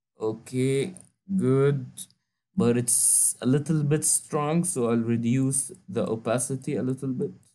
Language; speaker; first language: English; non-native, fluent; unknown